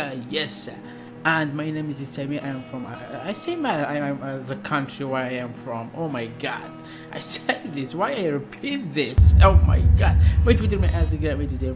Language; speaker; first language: English; non-native, learner; Arabic